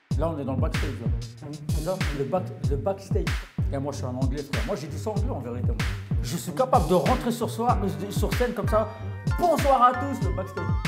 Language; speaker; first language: French; early bilingual, other home language; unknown